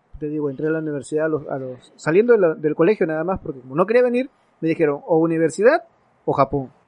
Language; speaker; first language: Spanish; native; Spanish